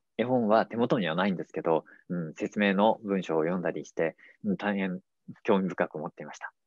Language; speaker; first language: Japanese; native; Japanese